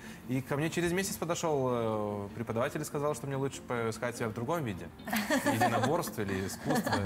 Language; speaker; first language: Russian; native; Russian